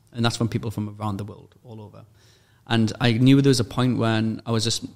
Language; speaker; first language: English; native; English